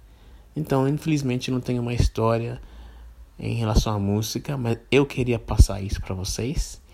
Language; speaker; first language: Portuguese; non-native, fluent; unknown